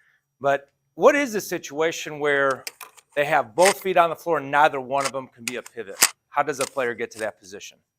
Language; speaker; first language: English; native; English